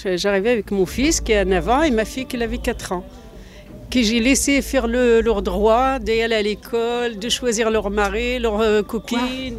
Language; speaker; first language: French; non-native, local second language; Berber languages